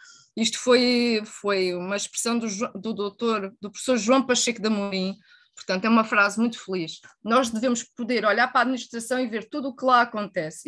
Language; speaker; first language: Portuguese; native; Portuguese